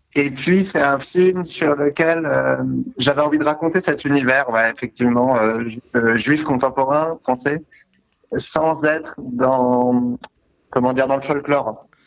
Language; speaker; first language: French; native; French